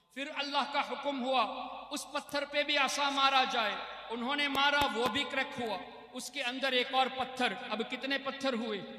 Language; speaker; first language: Urdu; non-native, fluent; Memoni